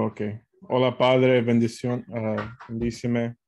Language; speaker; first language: Spanish; non-native, learner; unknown